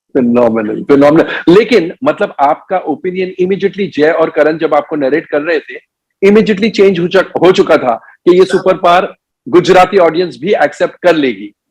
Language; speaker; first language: Hindi; native; Hindi